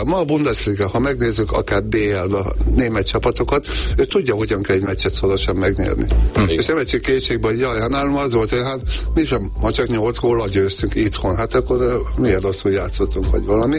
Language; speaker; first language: Hungarian; native; Hungarian